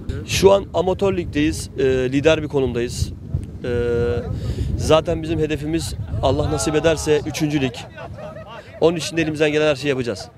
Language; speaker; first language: Turkish; native; Turkish